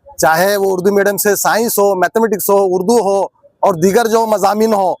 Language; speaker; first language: Urdu; native; Urdu